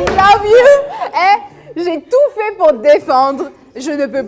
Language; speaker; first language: French; native; French